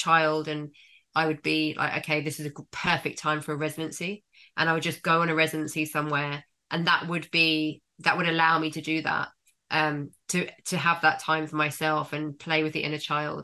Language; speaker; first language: English; native; English